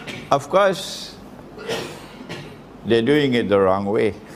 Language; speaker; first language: English; native; English